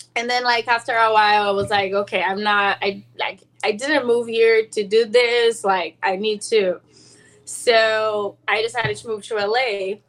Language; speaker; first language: English; non-native, fluent; Portuguese